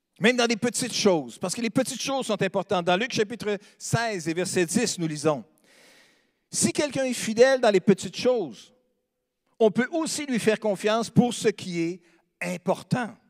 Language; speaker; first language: French; native; French